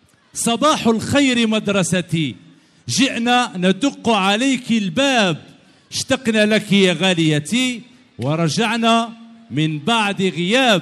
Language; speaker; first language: Arabic; native; Arabic